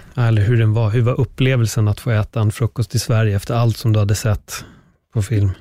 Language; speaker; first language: Swedish; native; Swedish